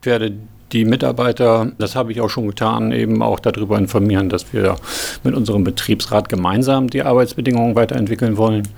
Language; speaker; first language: German; native; German